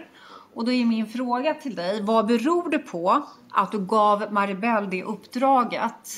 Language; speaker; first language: Swedish; native; Swedish